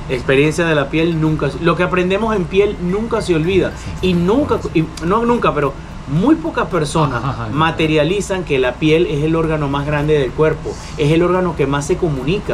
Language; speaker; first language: Spanish; native; Spanish